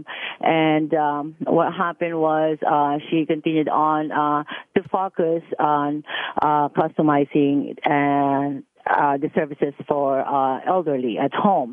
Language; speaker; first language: English; non-native, local second language; Filipino